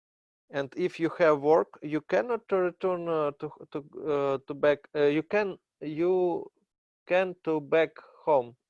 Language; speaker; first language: English; non-native, learner; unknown